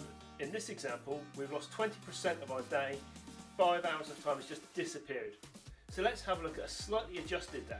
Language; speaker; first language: English; native; English